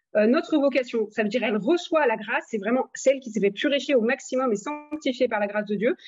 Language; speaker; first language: French; native; French